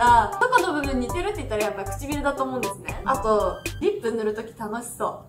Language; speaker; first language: Japanese; native; Japanese